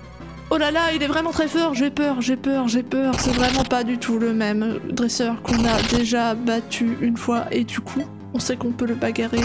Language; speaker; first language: French; native; French